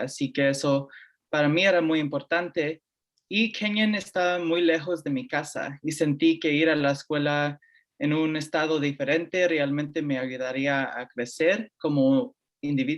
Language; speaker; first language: Spanish; early bilingual, heritage; Spanish